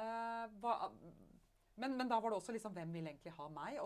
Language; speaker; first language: Norwegian; native; Norwegian